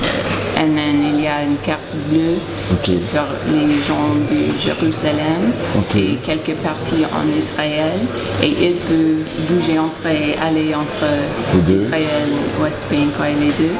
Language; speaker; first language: French; non-native, fluent; Arabic